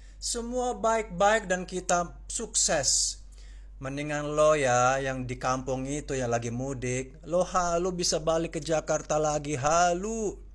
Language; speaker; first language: Indonesian; native; Indonesian